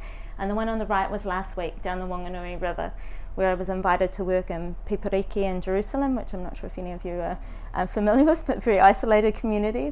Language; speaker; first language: English; native; English